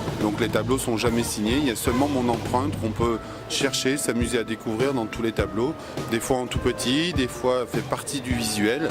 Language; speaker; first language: French; native; French